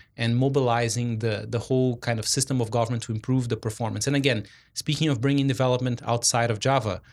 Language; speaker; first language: English; non-native, fluent; Portuguese